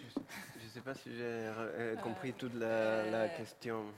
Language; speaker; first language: French; non-native, fluent; Spanish